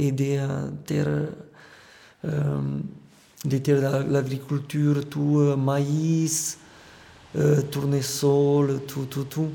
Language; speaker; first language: French; non-native, fluent; Romanian